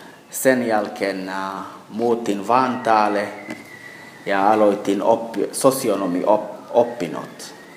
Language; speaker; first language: Finnish; non-native, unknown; Swahili